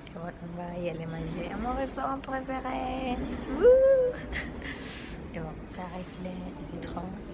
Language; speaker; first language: French; non-native, learner; Spanish